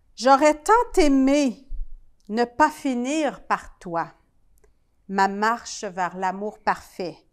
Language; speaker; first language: French; native; French